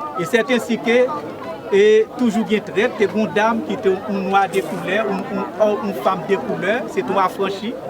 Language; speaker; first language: Haitian Creole; native; Haitian Creole